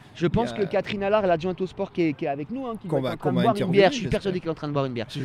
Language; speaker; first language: French; native; French